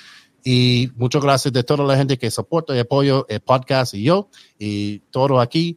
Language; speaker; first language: Spanish; non-native, learner; English